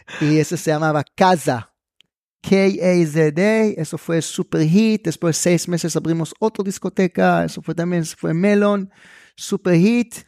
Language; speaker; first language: Spanish; non-native, fluent; Hebrew